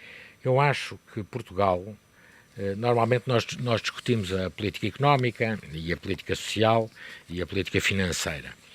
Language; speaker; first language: Portuguese; native; Portuguese